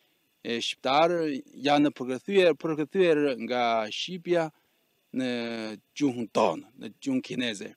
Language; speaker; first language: Albanian; non-native, fluent; Chinese